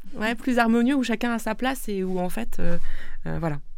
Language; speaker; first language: French; non-native, local second language; Swiss German